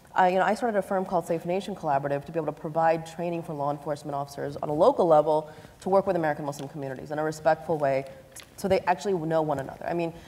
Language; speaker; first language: English; native; English